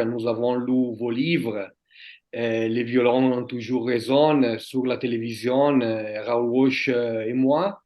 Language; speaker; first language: French; non-native, fluent; Italian